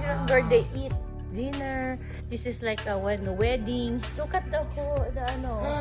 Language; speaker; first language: English; non-native, learner; Japanese